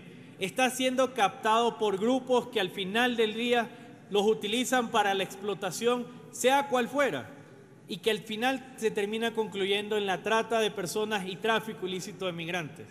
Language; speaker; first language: Spanish; native; Spanish